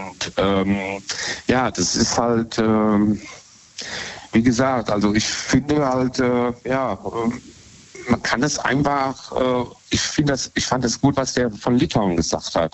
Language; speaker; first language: German; native; German